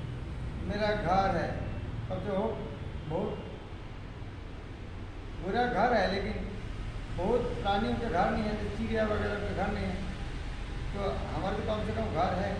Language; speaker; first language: Hindi; non-native, local second language; Bangla